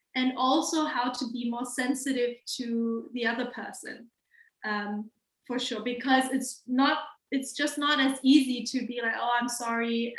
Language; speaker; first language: English; non-native, fluent; German